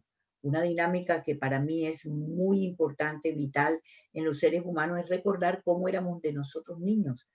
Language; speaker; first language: Spanish; native; Spanish